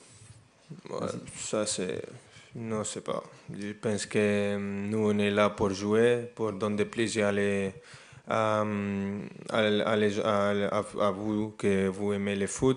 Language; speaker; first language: French; non-native, fluent; Spanish